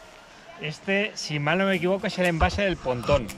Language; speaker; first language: Spanish; native; Spanish